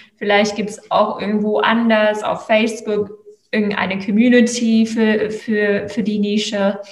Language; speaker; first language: German; non-native, fluent; English